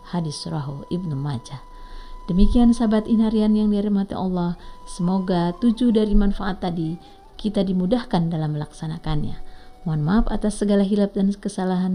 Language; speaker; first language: Indonesian; native; Indonesian